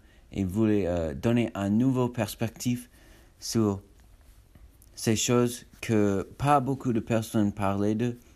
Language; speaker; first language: French; non-native, learner; English